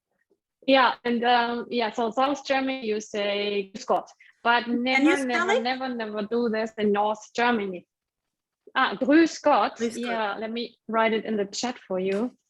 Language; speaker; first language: English; non-native, fluent; German